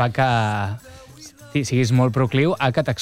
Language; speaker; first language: Catalan; native; Catalan